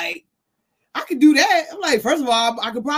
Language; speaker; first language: English; native; English